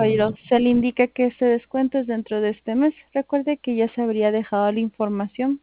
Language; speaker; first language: Spanish; native; Spanish